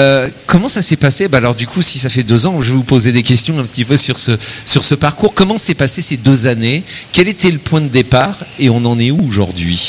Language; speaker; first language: French; native; French